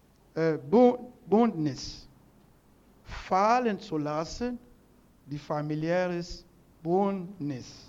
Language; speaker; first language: German; non-native, learner; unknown